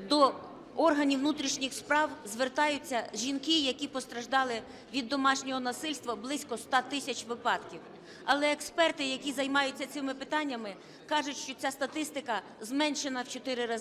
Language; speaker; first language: Ukrainian; native; Ukrainian